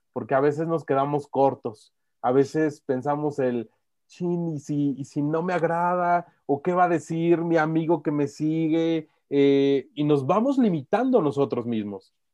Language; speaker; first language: Spanish; native; Spanish